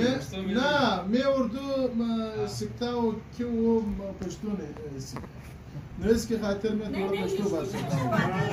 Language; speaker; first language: Hindi; non-native, learner; Pashto